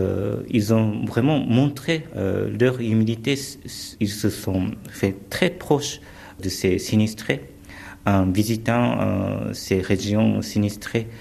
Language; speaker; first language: French; early bilingual, other home language; Japanese